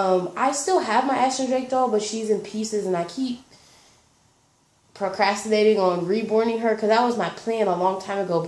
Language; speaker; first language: English; native; English